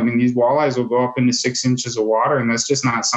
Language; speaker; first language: English; native; English